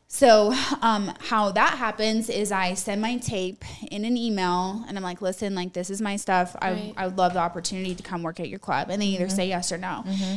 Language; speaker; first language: English; native; English